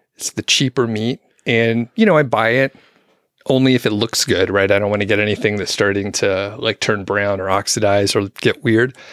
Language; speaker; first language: English; early bilingual, other home language; Filipino